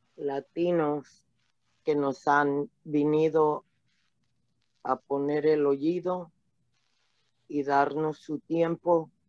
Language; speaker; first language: Spanish; early bilingual, heritage; Spanish